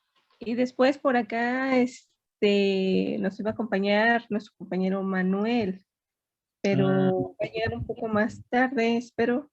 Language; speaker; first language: Spanish; native; Spanish